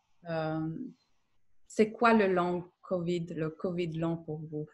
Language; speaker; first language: French; non-native, fluent; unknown